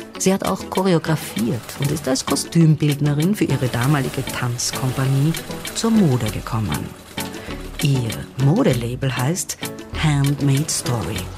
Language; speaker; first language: German; native; German